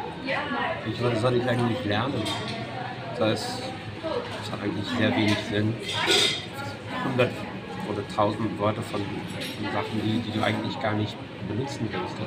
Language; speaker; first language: German; non-native, fluent; English